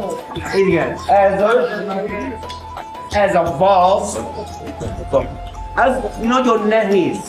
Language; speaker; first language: Hungarian; non-native, learner; Arabic